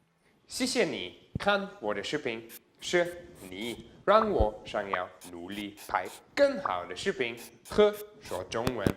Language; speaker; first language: Chinese; non-native, learner; German